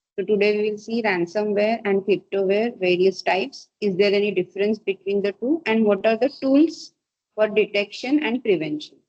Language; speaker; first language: English; non-native, local second language; Marathi